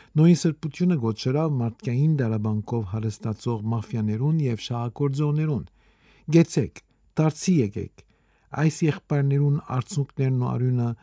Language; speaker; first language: Armenian; early bilingual, heritage; Armenian